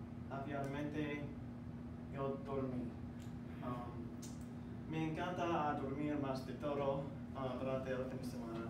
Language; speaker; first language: Spanish; non-native, learner; English